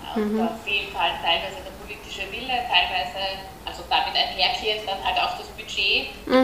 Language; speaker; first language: German; native; German